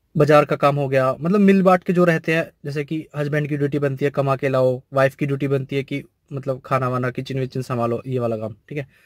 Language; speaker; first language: Hindi; native; Hindi